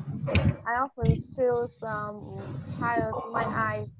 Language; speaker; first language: English; non-native, learner; Vietnamese